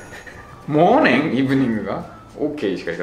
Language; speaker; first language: Japanese; native; Japanese